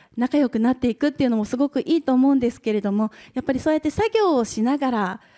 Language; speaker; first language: Japanese; native; Japanese